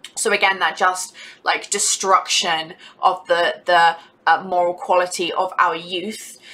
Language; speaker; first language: English; native; English